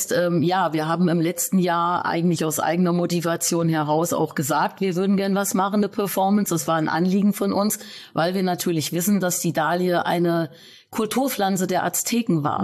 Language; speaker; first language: German; native; German